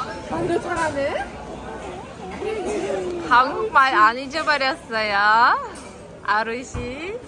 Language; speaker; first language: Korean; non-native, learner; Kazakh